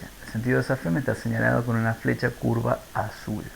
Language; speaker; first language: Spanish; native; Spanish